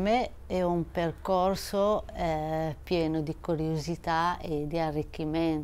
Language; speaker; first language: Italian; non-native, fluent; Arabic